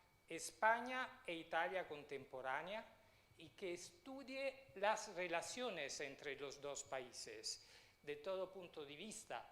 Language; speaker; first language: Spanish; non-native, fluent; Italian